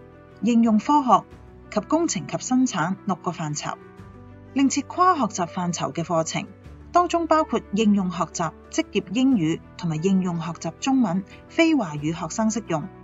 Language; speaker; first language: Chinese; non-native, local second language; Cantonese